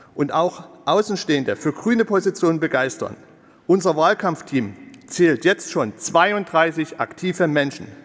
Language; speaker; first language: German; native; German